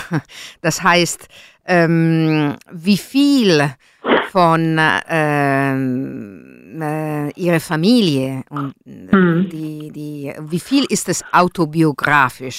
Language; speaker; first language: German; non-native, fluent; Italian